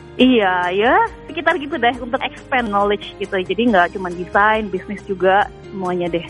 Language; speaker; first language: Indonesian; native; Indonesian